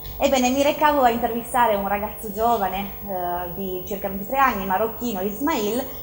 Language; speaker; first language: Italian; early bilingual, other home language; Persian